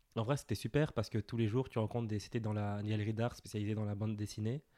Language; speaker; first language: French; native; French